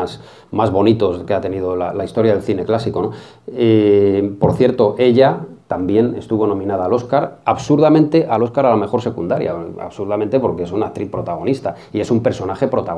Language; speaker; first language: Spanish; native; Spanish